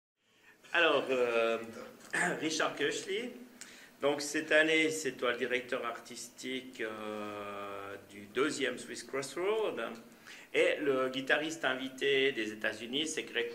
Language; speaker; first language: French; native; French